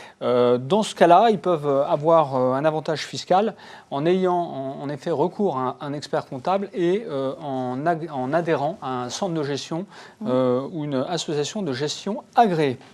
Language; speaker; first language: French; native; French